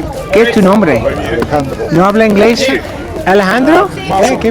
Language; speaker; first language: Spanish; non-native, learner; English